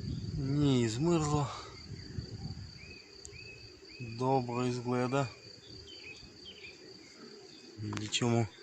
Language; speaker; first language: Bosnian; non-native, learner; Russian